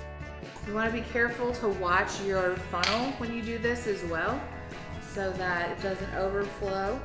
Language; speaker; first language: English; native; English